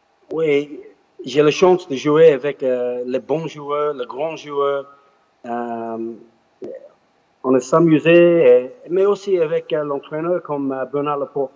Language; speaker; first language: French; non-native, learner; English